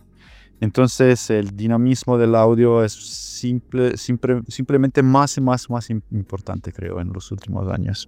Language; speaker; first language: Spanish; non-native, fluent; Italian